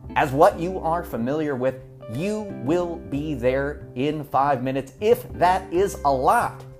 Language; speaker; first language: English; native; English